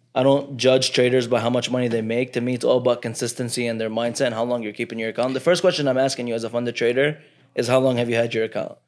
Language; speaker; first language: English; early bilingual, other home language; Arabic